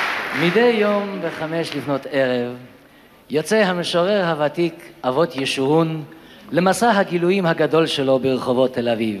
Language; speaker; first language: Hebrew; native; Hebrew